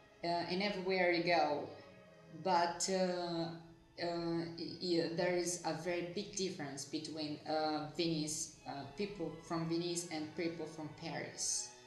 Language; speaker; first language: English; non-native, fluent; Portuguese